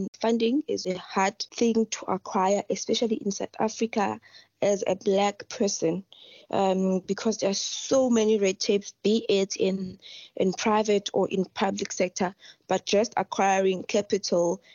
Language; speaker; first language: English; non-native, local second language; Northern Sotho